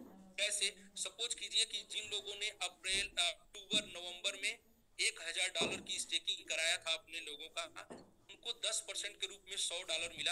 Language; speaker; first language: Hindi; native; Hindi